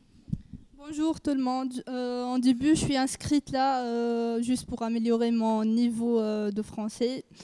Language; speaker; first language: French; non-native, learner; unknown